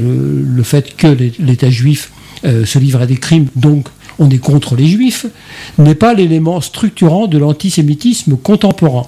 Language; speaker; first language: French; native; French